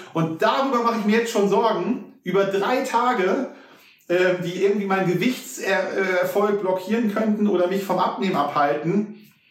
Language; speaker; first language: German; native; German